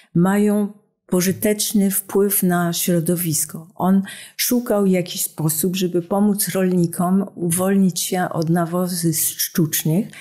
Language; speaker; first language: Polish; non-native, fluent; French